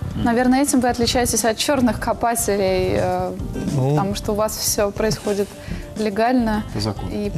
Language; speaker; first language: Russian; native; Russian